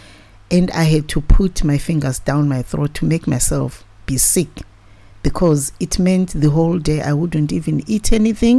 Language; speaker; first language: English; non-native, local second language; Shona